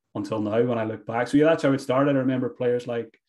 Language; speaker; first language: English; native; English